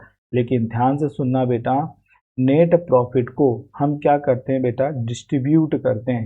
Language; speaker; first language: Hindi; native; Hindi